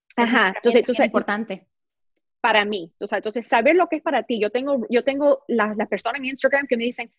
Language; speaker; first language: Spanish; early bilingual, heritage; Spanish